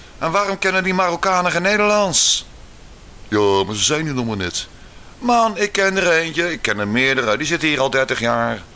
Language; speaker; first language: Dutch; native; Dutch